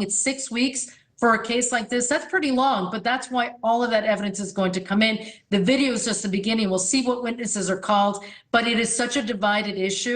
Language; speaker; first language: English; native; English